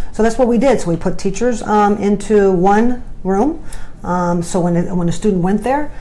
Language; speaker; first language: English; native; English